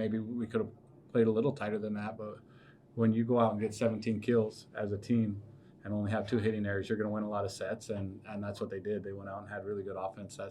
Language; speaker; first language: English; native; English